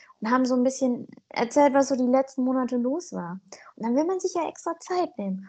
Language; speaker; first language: German; native; German